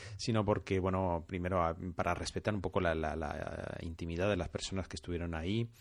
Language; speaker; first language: Spanish; non-native, fluent; French